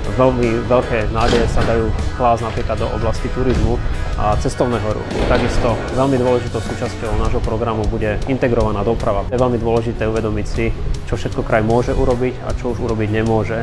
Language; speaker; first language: Slovak; native; Slovak